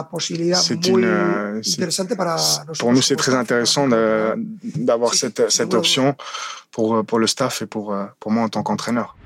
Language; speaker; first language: French; non-native, fluent; Spanish